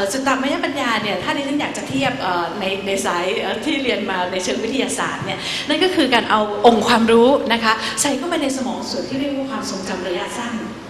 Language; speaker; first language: Thai; native; Thai